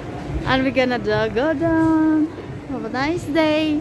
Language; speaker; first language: English; non-native, fluent; Filipino